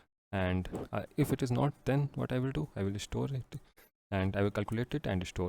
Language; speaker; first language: English; non-native, local second language; Hindi